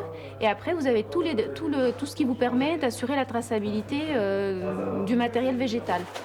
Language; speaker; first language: French; native; French